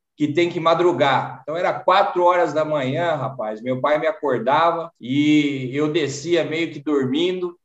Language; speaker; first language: Portuguese; native; Portuguese